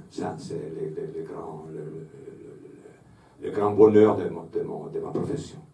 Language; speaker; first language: French; non-native, fluent; Italian